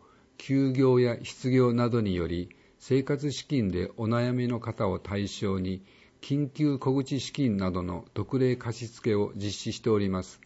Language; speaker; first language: Japanese; native; Japanese